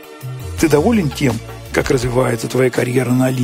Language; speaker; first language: Russian; native; Russian